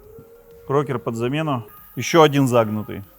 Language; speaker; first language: Russian; native; Russian